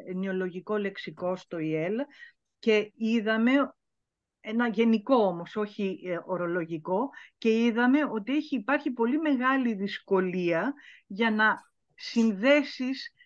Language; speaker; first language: Greek; native; Greek